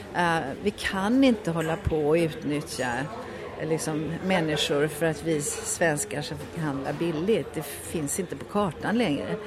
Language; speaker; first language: Swedish; native; Swedish